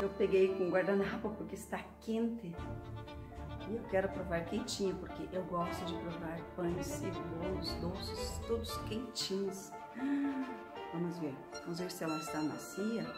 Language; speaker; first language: Portuguese; native; Portuguese